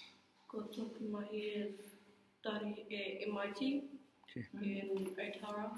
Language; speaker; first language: Māori; non-native, learner; English